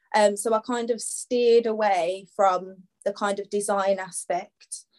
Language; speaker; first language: English; native; English